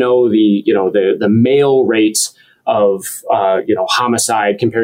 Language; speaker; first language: English; native; English